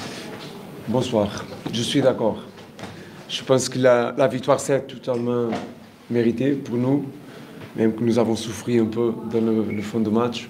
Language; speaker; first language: French; non-native, learner; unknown